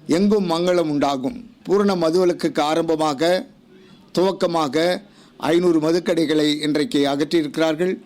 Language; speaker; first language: Tamil; native; Tamil